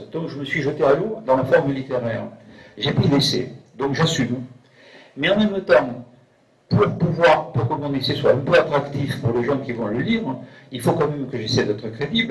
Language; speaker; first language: French; native; French